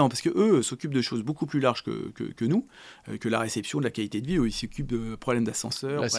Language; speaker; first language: French; native; French